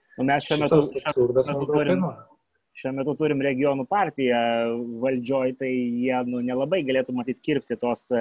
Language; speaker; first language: Lithuanian; native; Lithuanian